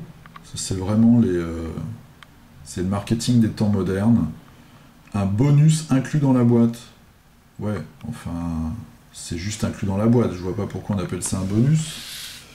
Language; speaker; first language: French; native; French